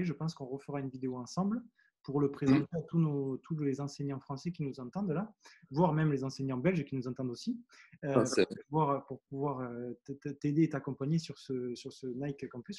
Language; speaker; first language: French; native; French